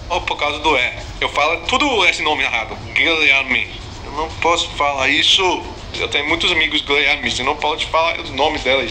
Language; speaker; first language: Portuguese; non-native, learner; English